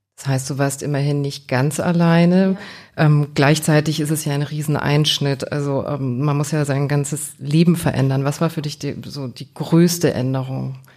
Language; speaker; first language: German; native; German